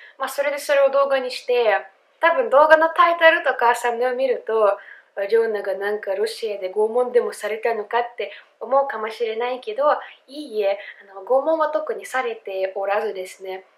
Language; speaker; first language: Japanese; non-native, fluent; Russian